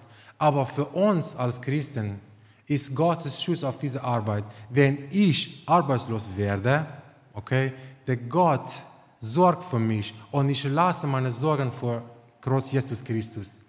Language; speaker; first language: German; non-native, fluent; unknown